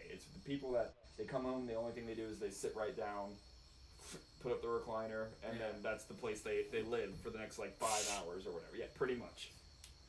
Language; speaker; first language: English; native; English